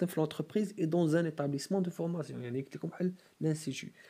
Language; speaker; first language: French; non-native, local second language; Arabic